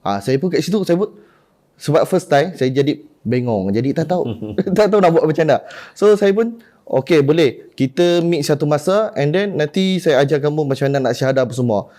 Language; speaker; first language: Malay; non-native, local second language; Chinese